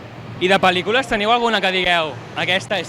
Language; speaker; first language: Catalan; native; Catalan